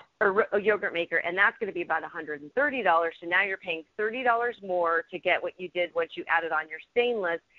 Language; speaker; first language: English; native; English